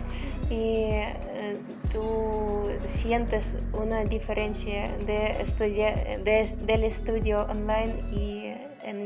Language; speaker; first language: Spanish; non-native, learner; Ukrainian